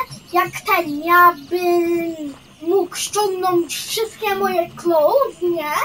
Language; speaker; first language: Polish; early bilingual, heritage; Polish